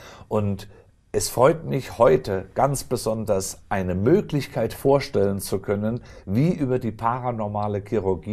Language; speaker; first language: German; native; German